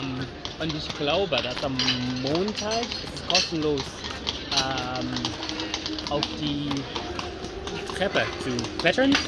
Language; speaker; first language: German; non-native, learner; English